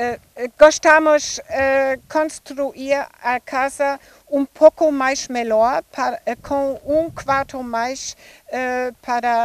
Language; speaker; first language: Portuguese; non-native, learner; German